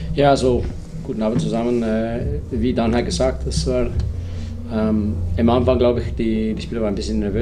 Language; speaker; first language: German; non-native, fluent; English